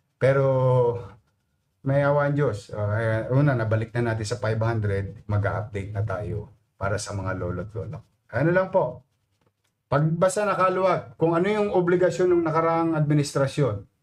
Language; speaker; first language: Filipino; native; Filipino